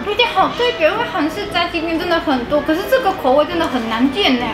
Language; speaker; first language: Chinese; non-native, fluent; Japanese